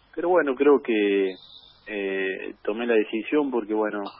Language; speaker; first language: Spanish; native; Spanish